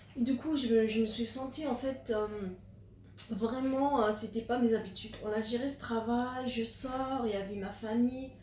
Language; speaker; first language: French; non-native, local second language; Arabic